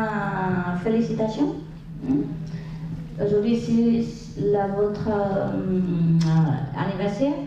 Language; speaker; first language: French; non-native, learner; Vietnamese